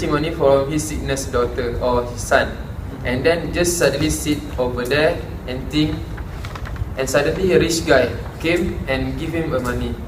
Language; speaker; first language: English; non-native, local second language; Malay